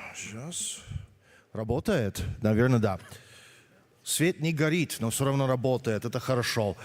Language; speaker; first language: Russian; non-native, fluent; English